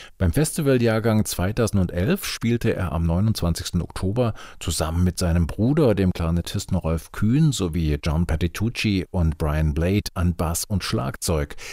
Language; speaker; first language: German; native; German